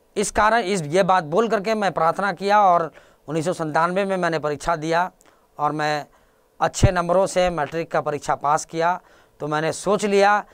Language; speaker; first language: Hindi; native; Hindi